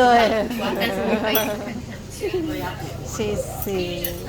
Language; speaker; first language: Chinese; non-native, fluent; Indonesian